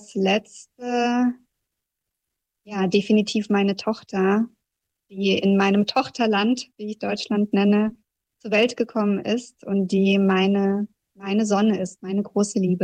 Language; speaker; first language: German; early bilingual, other home language; Russian